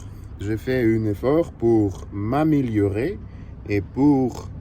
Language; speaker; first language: French; non-native, learner; Russian